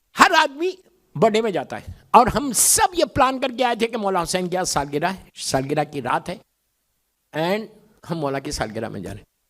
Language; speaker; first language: Urdu; native; Urdu